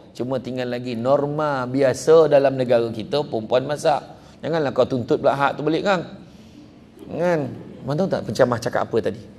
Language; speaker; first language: Malay; native; Malay